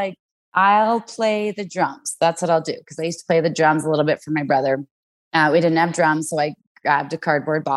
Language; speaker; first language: English; native; English